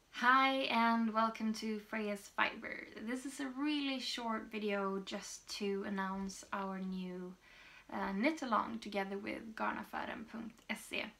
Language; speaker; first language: English; non-native, fluent; Swedish